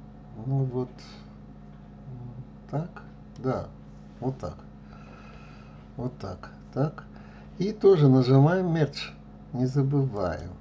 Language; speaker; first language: Russian; native; Russian